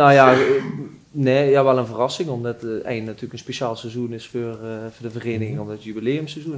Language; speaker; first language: Dutch; native; Dutch